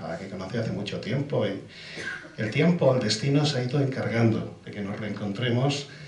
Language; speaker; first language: Spanish; native; Spanish